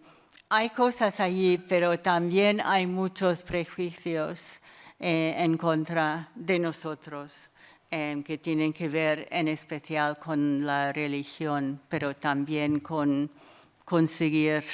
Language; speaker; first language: Spanish; non-native, fluent; English